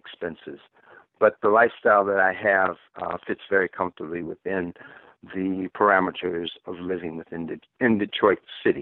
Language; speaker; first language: English; native; English